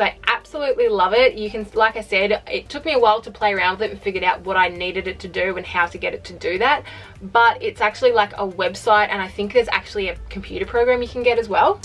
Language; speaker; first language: English; native; English